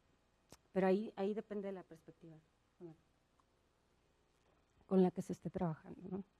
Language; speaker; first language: Spanish; native; Spanish